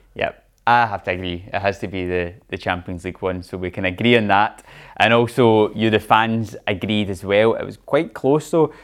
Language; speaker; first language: English; native; English